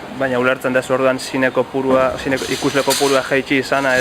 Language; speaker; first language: Basque; native; Basque